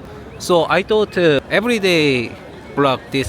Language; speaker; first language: English; non-native, learner; Korean